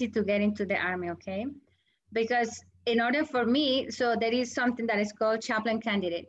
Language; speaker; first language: English; non-native, learner; Spanish